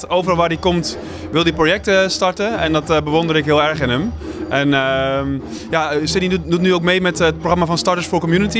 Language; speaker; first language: Dutch; native; Dutch